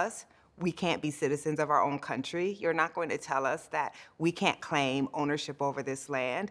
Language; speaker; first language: English; native; English